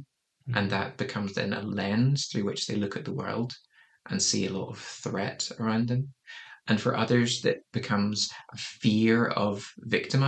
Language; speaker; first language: English; native; English